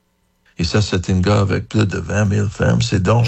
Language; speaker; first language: French; non-native, fluent; English